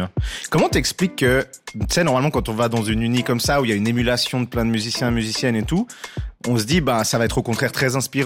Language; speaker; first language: French; native; French